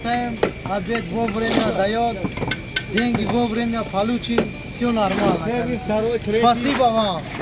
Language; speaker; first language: Russian; non-native, learner; Uzbek